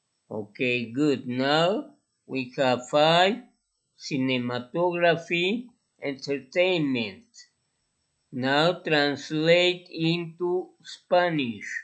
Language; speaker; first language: English; non-native, fluent; Spanish